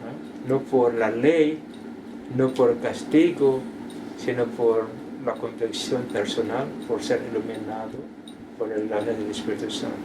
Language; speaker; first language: Spanish; non-native, learner; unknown